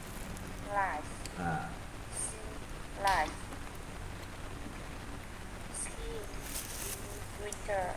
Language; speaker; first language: English; non-native, learner; Vietnamese